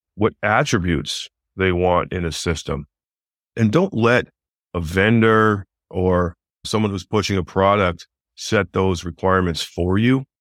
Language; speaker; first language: English; native; English